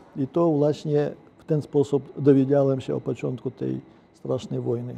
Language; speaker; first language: Polish; non-native, fluent; Ukrainian